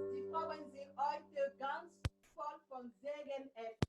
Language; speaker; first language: German; non-native, fluent; French